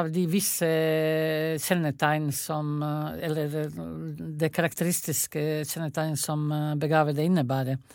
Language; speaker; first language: Norwegian; non-native, fluent; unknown